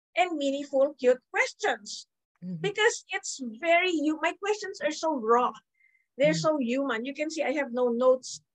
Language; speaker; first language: English; non-native, local second language; Filipino